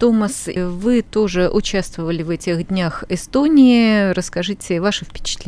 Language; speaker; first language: Russian; native; Russian